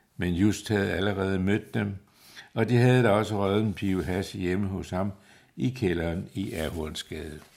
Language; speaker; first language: Danish; native; Danish